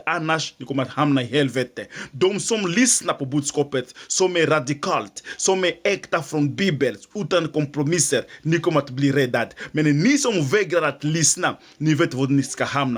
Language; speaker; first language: Swedish; non-native, fluent; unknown